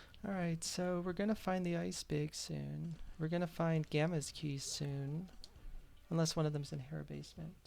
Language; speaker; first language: English; native; English